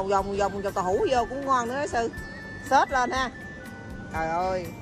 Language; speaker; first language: Vietnamese; native; Vietnamese